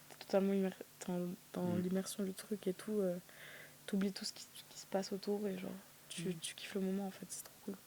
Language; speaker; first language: French; non-native, local second language; Arabic